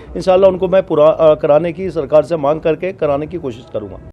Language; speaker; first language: Hindi; non-native, local second language; Punjabi